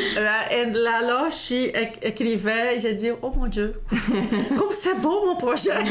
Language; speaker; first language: French; non-native, fluent; Portuguese